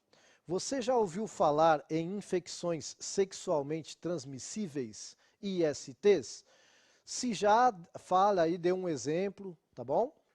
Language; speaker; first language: Portuguese; native; Portuguese